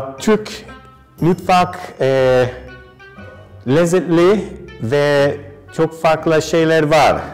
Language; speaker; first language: Turkish; non-native, learner; English